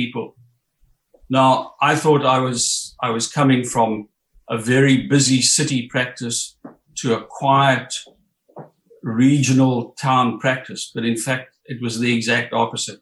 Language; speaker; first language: English; native; English